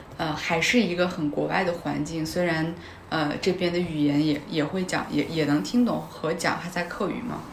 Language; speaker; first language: Chinese; non-native, local second language; Kazakh